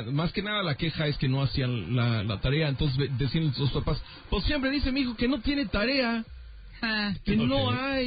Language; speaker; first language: Spanish; native; Spanish